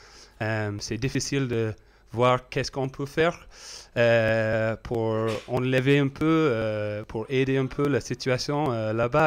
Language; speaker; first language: French; non-native, learner; English